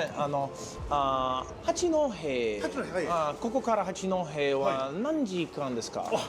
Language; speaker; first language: Japanese; non-native, learner; English